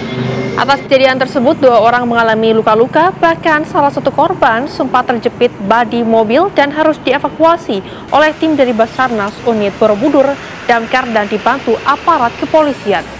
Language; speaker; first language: Indonesian; native; Indonesian